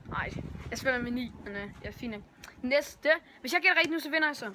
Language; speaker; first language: Danish; native; Danish